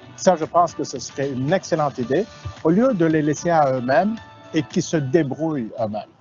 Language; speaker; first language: French; non-native, local second language; Wolof